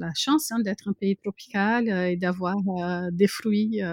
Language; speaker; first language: French; non-native, fluent; Portuguese